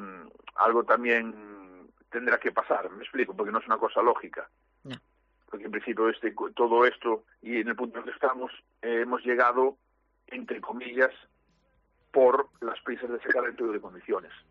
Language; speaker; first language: Spanish; native; Spanish